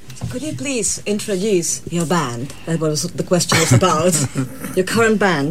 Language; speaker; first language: English; non-native, fluent; Czech